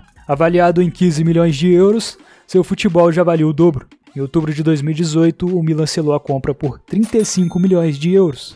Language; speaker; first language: Portuguese; native; Portuguese